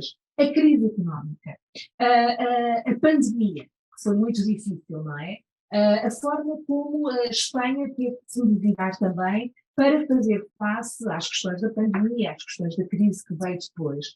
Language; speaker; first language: Portuguese; native; Portuguese